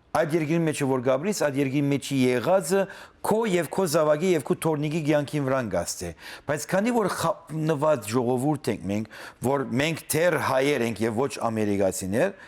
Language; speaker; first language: Armenian; native; Armenian